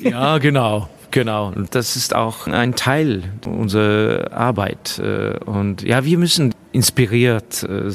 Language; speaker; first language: German; non-native, fluent; Estonian